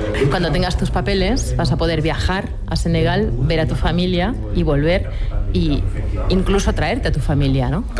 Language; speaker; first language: Spanish; native; Spanish